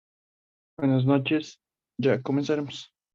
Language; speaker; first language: Spanish; native; Spanish